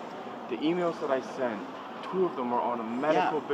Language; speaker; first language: English; native; English